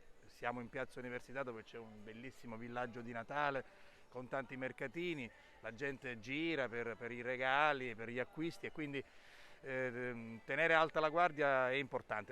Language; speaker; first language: Italian; native; Italian